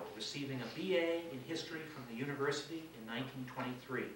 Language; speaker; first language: English; native; English